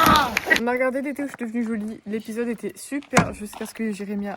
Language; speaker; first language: French; native; French